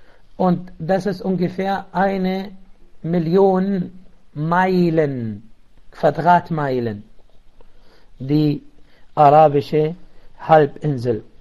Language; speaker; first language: German; non-native, local second language; Arabic